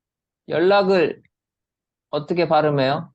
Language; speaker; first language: Korean; native; Korean